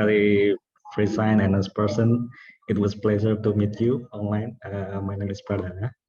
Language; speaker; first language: English; non-native, fluent; Indonesian